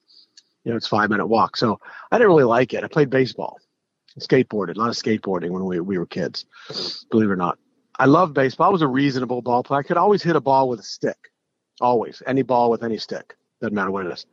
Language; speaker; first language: English; native; English